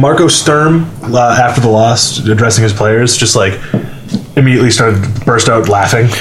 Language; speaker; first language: English; native; English